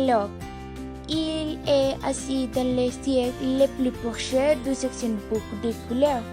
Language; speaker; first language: French; non-native, learner; English